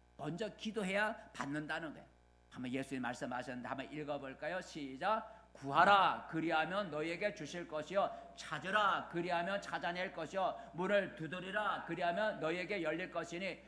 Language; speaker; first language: Korean; native; Korean